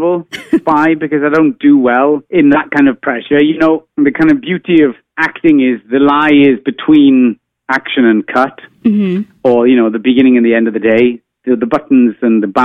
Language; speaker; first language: English; native; English